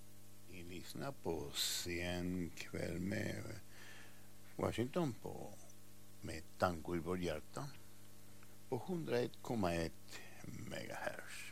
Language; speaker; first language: Swedish; non-native, fluent; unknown